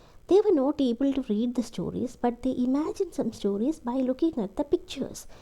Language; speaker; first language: English; non-native, local second language; Malayalam